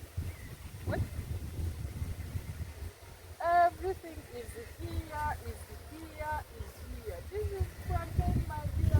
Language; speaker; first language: English; non-native, local second language; Kinyarwanda